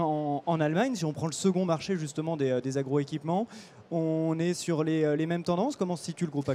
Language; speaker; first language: French; native; French